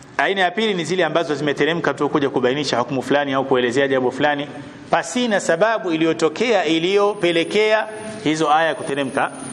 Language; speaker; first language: Swahili; native; Swahili